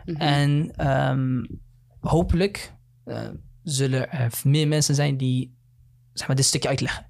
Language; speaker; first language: Dutch; early bilingual, other home language; Somali